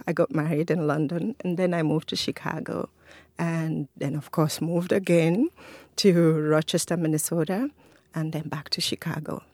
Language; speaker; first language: English; non-native, local second language; Yoruba